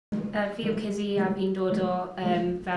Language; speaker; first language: Welsh; non-native, local second language; English